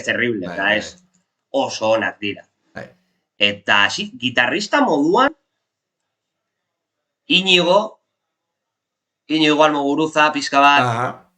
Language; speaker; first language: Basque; non-native, local second language; Spanish